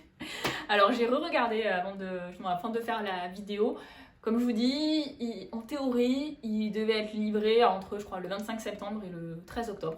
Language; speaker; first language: French; native; French